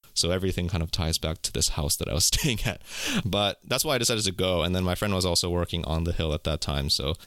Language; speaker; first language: English; native; English